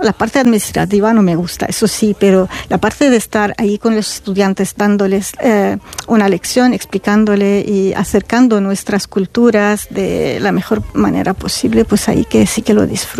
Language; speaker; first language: Spanish; non-native, fluent; Arabic